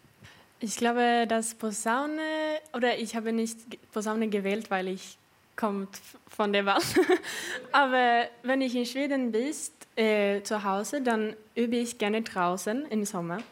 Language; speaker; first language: German; non-native, fluent; Swedish